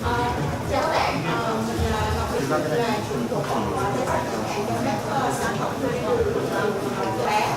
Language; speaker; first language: Vietnamese; native; Vietnamese